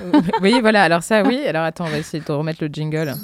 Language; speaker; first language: French; native; French